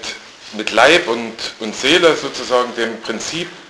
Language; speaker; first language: German; native; German